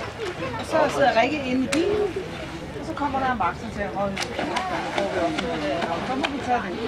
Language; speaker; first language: Danish; native; Danish